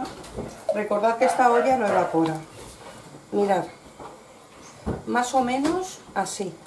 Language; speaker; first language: Spanish; native; Spanish